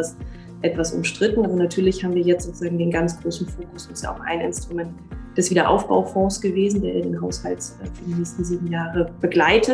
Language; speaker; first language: German; native; German